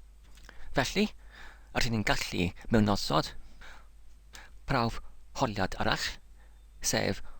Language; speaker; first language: Welsh; non-native, learner; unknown